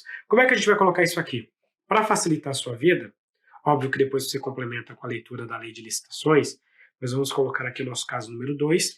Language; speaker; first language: Portuguese; native; Portuguese